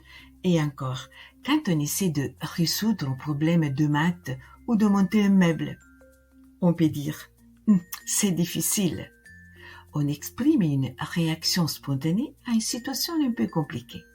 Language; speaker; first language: French; non-native, fluent; Italian